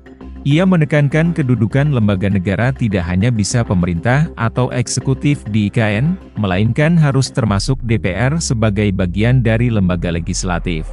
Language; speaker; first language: Indonesian; native; Indonesian